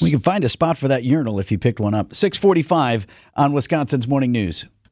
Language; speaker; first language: English; native; English